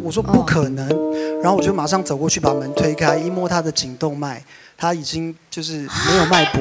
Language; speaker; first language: Chinese; native; Chinese